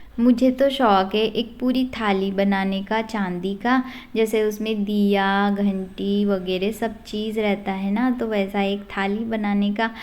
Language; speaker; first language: Hindi; non-native, local second language; Odia